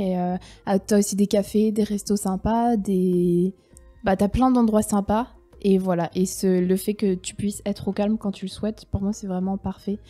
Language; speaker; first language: French; native; French